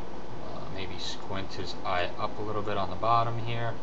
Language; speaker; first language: English; native; English